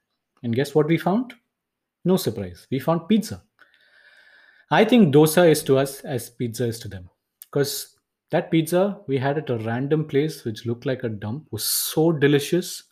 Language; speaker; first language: English; non-native, local second language; Tamil